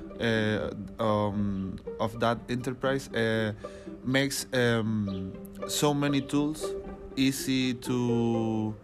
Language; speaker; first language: English; non-native, learner; Spanish